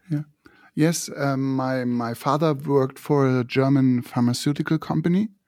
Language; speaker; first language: English; non-native, fluent; German